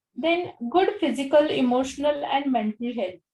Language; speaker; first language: English; non-native, local second language; Marathi